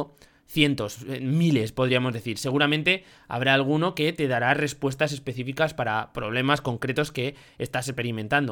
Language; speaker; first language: Spanish; native; Spanish